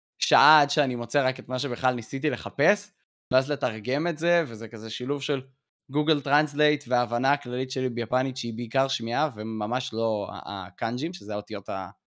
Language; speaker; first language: Hebrew; native; Hebrew